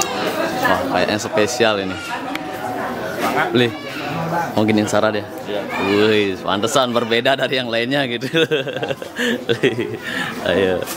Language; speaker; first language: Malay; non-native, local second language; Balinese